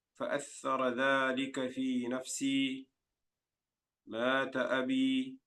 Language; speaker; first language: Arabic; non-native, fluent; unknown